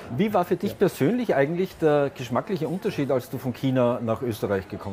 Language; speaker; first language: German; native; German